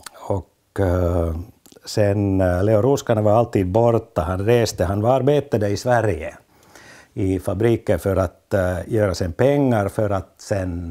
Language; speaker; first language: Swedish; non-native, fluent; Finnish